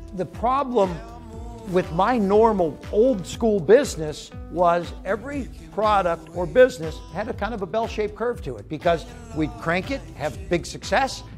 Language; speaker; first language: English; native; English